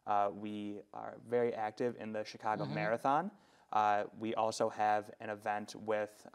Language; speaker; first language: English; native; English